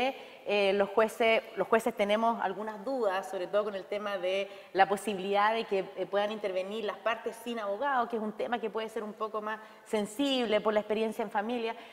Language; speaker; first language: Spanish; native; Spanish